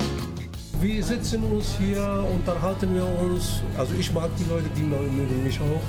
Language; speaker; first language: German; non-native, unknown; Turkish